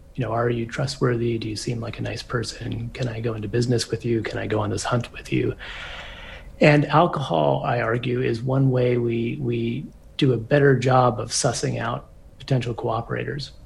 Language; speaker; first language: English; native; English